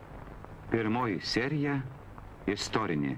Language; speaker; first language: Lithuanian; native; Lithuanian